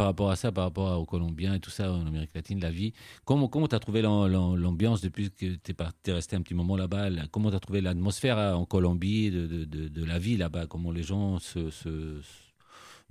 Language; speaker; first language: French; native; French